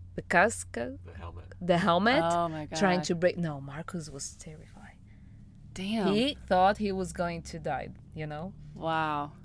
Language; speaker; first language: English; non-native, fluent; Portuguese